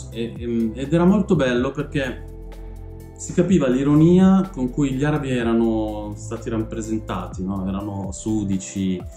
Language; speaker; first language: Italian; early bilingual, other home language; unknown